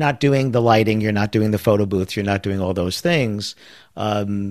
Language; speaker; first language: English; native; English